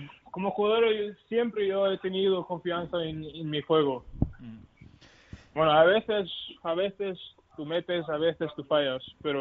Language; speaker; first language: Spanish; non-native, learner; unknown